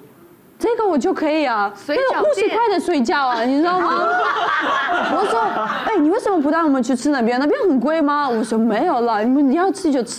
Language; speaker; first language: Chinese; non-native, fluent; Russian